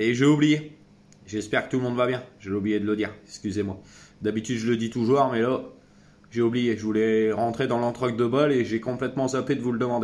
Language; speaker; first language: French; native; French